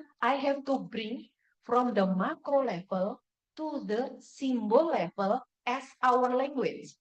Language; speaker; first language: English; non-native, fluent; Indonesian